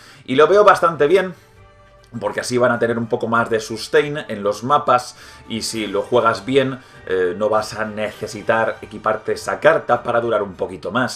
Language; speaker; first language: Spanish; native; Spanish